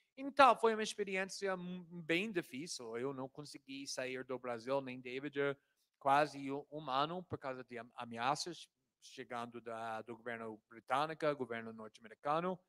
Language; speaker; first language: Portuguese; non-native, fluent; English